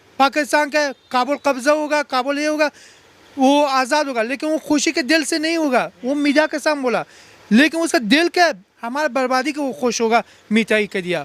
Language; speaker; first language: Hindi; non-native, learner; Pashto